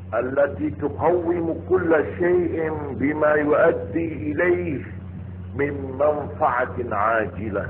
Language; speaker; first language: Arabic; non-native, fluent; Madurese